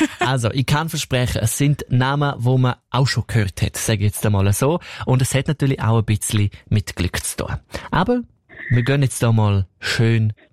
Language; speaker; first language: German; native; German